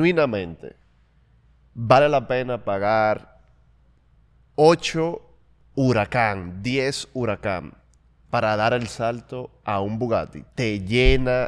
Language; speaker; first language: Spanish; native; Spanish